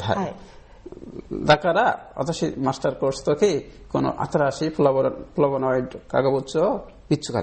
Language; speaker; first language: Japanese; non-native, learner; Bangla